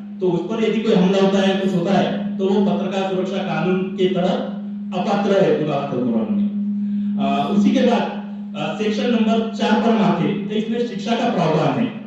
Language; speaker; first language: Hindi; non-native, local second language; Marathi